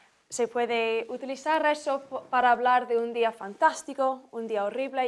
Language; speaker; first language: Spanish; non-native, fluent; English